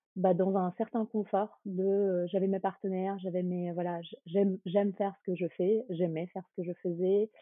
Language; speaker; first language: French; early bilingual, other home language; Ukrainian